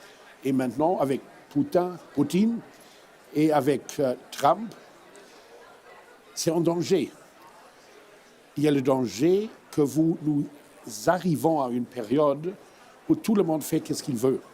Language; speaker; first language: French; non-native, fluent; German